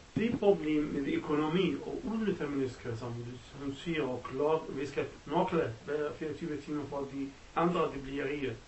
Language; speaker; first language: Danish; non-native, learner; Arabic